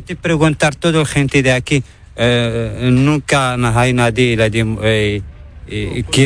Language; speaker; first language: Spanish; non-native, learner; Arabic